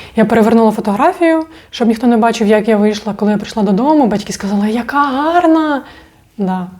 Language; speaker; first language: Ukrainian; non-native, local second language; Russian